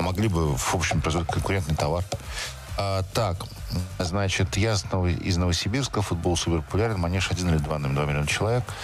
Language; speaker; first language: Russian; native; Russian